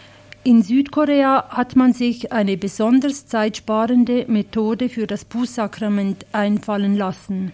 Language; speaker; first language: German; native; German